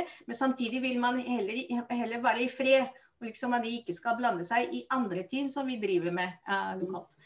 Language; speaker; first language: Norwegian; non-native, fluent; Spanish